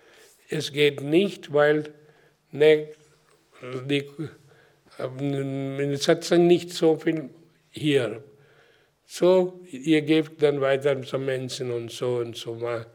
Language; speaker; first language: German; non-native, learner; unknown